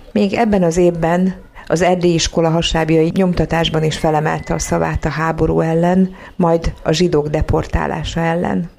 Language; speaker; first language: Hungarian; native; Hungarian